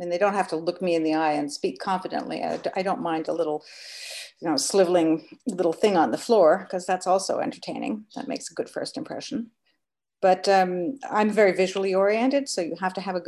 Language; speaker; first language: English; native; English